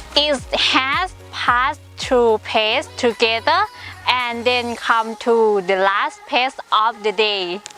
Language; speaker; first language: English; non-native, learner; Thai